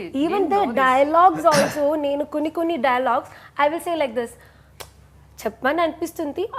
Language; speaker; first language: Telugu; non-native, learner; Malayalam